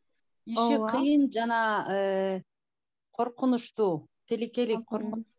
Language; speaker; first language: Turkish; non-native, learner; Kyrgyz